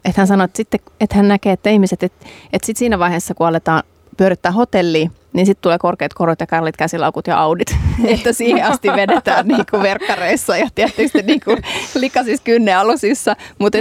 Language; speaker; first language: Finnish; non-native, fluent; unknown